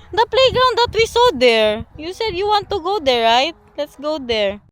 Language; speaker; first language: English; non-native, local second language; Filipino